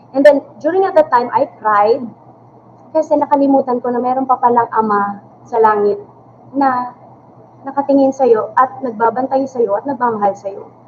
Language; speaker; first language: Filipino; native; Filipino